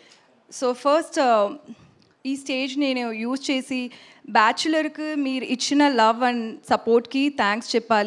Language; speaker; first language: Telugu; non-native, learner; Tamil